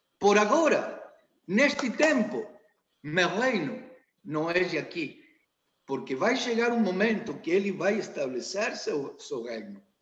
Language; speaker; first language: Portuguese; non-native, learner; Spanish